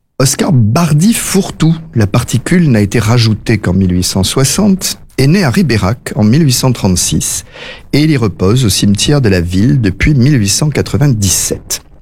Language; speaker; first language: French; native; French